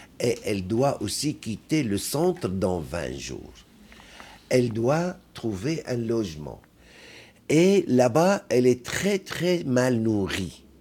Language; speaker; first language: French; non-native, fluent; Arabic